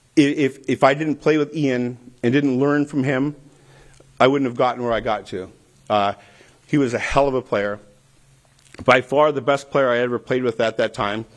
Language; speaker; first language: English; native; English